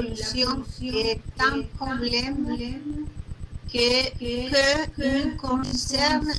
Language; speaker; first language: French; non-native, fluent; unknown